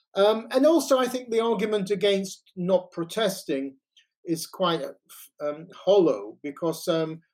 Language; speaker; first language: English; native; English